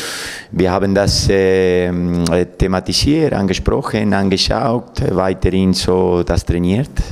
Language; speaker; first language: German; non-native, fluent; Spanish